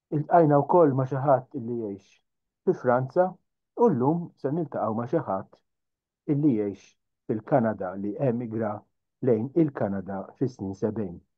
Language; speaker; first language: Maltese; native; Maltese